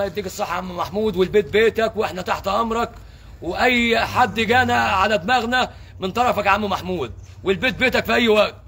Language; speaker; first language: Arabic; native; Arabic